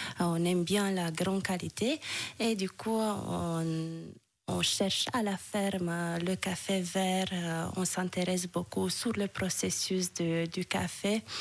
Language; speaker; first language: French; non-native, fluent; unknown